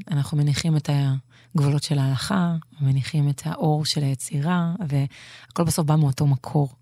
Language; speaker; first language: Hebrew; native; Hebrew